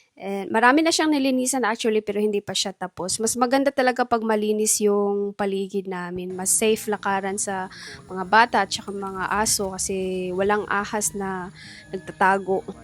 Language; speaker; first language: Filipino; native; Filipino